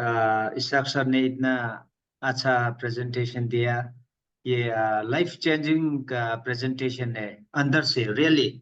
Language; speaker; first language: Hindi; non-native, local second language; Nepali